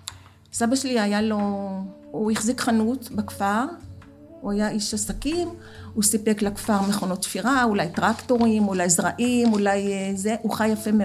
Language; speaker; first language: Hebrew; early bilingual, other home language; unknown